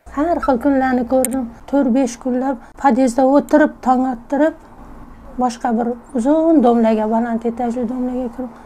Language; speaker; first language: Uzbek; native; Uzbek